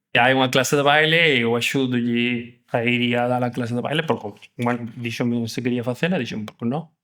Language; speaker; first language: Galician; native; Galician